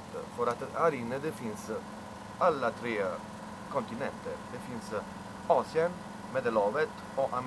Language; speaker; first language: Swedish; non-native, learner; Italian